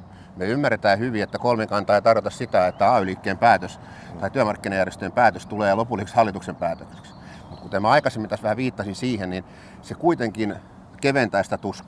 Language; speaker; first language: Finnish; native; Finnish